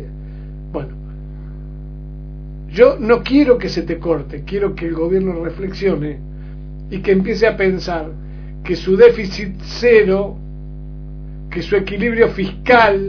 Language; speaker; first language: Spanish; native; Spanish